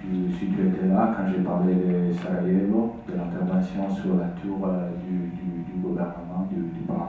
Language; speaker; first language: French; non-native, fluent; Italian